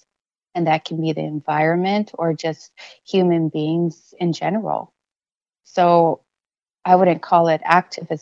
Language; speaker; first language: English; non-native, local second language; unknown